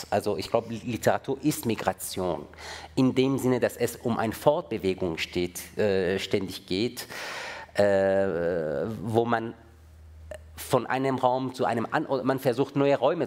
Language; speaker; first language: German; non-native, fluent; Persian